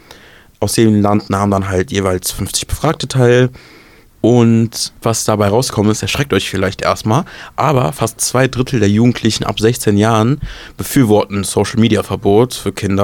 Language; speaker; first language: German; native; German